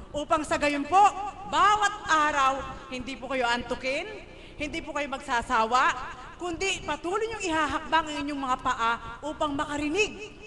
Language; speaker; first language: Filipino; non-native, local second language; Cebuano